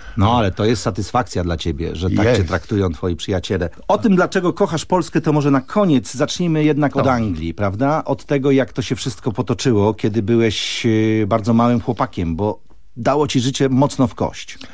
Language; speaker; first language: Polish; native; Polish